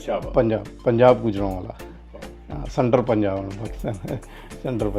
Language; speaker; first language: Malayalam; non-native, fluent; Punjabi